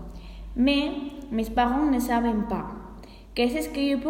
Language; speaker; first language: French; non-native, learner; Spanish